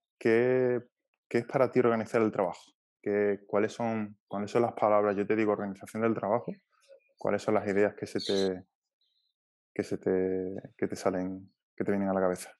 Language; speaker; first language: Spanish; native; Spanish